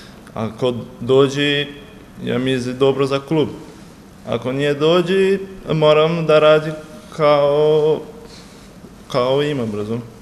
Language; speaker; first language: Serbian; non-native, learner; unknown